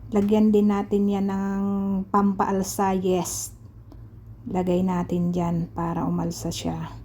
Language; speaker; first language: Filipino; native; Filipino